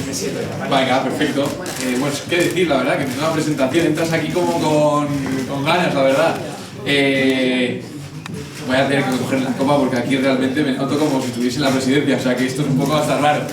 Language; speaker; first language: Spanish; native; Spanish